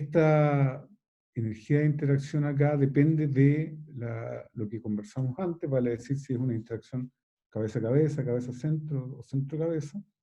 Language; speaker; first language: Spanish; native; Spanish